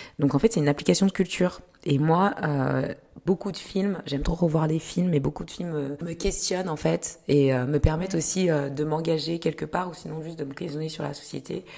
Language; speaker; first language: French; early bilingual, other home language; Kinyarwanda